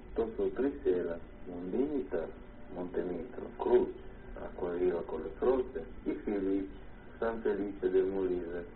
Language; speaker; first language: Bosnian; early bilingual, heritage; Croatian